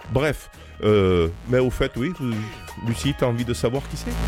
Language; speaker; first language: French; native; French